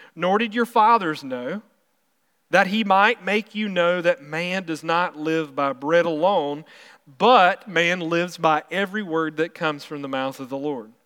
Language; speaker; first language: English; native; English